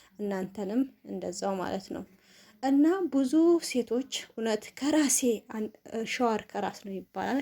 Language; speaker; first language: Amharic; native; Amharic